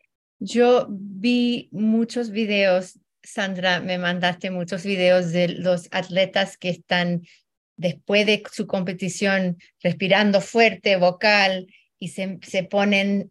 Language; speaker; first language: Spanish; early bilingual, heritage; Spanish